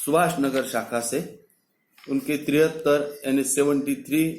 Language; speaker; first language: Hindi; non-native, local second language; Marathi